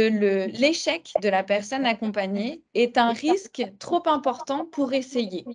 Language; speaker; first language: French; native; French